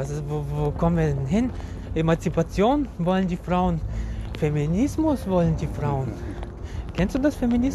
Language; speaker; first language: German; non-native, fluent; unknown